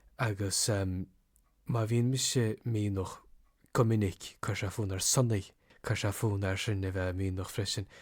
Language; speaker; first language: Irish; native; Irish